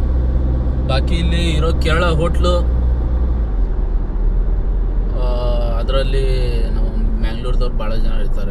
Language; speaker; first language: Kannada; non-native, local second language; Urdu